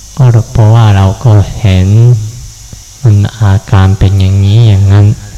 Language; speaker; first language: Thai; non-native, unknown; Japanese